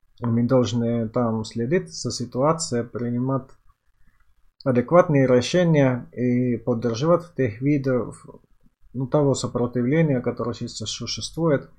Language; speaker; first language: Russian; non-native, fluent; Finnish